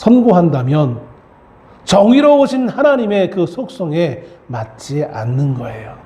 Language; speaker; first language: Korean; native; Korean